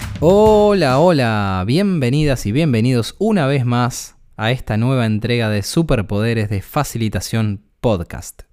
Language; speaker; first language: Spanish; native; Spanish